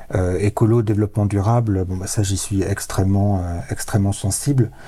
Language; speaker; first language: French; native; French